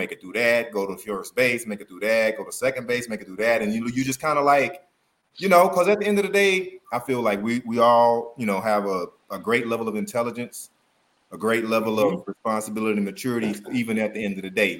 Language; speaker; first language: English; native; English